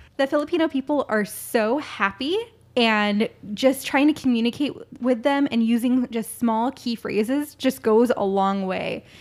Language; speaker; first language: English; early bilingual, other home language; Filipino